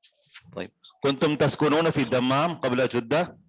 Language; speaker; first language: Arabic; non-native, fluent; Urdu